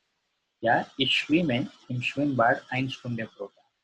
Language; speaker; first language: German; non-native, learner; Gujarati